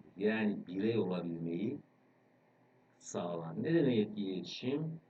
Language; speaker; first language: Turkish; native; Turkish